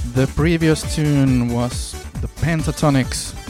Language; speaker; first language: English; non-native, fluent; Finnish